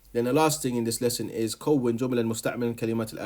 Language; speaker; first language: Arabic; non-native, fluent; English